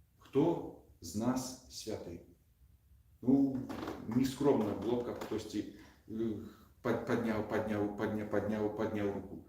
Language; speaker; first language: Belarusian; native; Belarusian